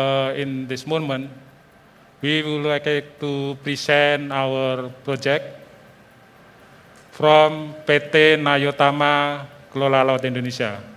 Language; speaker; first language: English; non-native, fluent; Indonesian